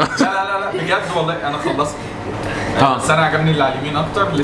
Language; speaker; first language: Arabic; native; Arabic